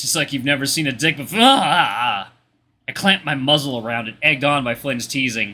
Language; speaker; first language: English; native; English